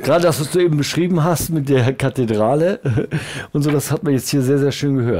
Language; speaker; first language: German; native; German